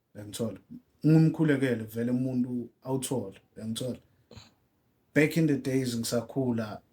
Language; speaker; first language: Zulu; non-native, local second language; Swati